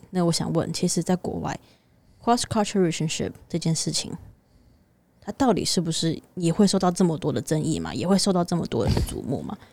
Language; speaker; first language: Chinese; native; Chinese